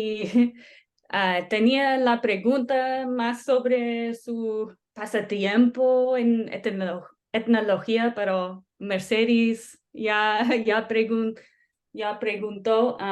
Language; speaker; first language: Spanish; non-native, fluent; English